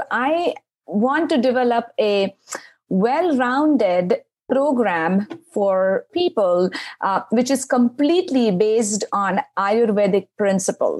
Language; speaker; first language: English; non-native, local second language; Marathi